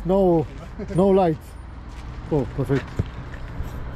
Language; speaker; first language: English; non-native, learner; Spanish